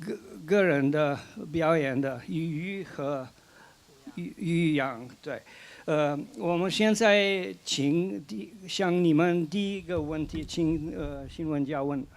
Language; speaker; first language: Chinese; non-native, fluent; Slovenian